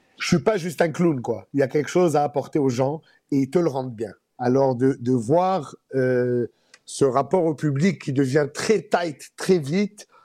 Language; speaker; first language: French; native; French